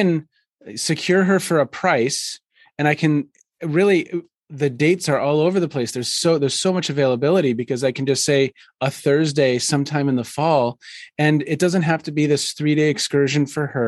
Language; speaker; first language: English; native; English